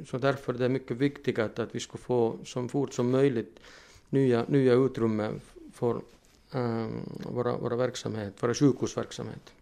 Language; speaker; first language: Swedish; non-native, fluent; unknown